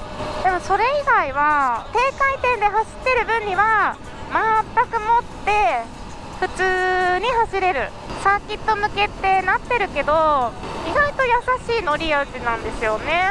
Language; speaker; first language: Japanese; native; Japanese